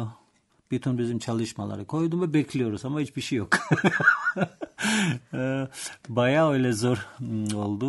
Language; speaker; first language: Turkish; non-native, learner; Georgian